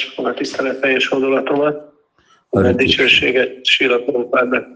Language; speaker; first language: Hungarian; early bilingual, heritage; Hungarian